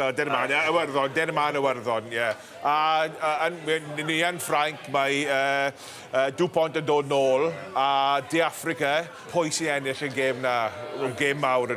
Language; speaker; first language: Welsh; non-native, learner; English